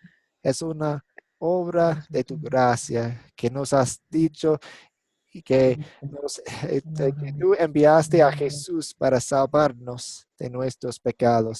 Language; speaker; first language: Spanish; non-native, fluent; English